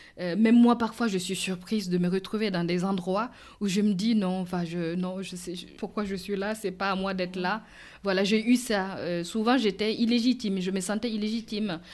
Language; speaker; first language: French; non-native, local second language; Mossi